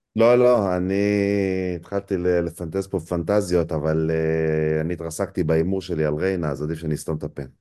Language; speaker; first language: Hebrew; native; Hebrew